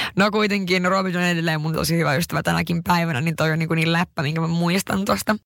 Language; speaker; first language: Finnish; early bilingual, heritage; Finnish